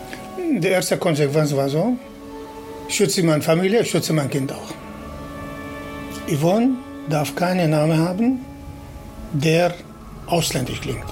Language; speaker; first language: German; non-native, fluent; Arabic